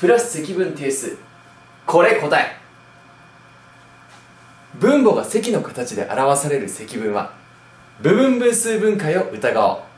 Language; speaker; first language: Japanese; native; Japanese